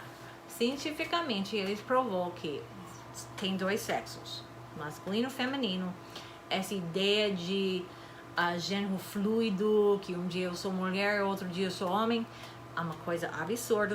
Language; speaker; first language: Portuguese; non-native, fluent; English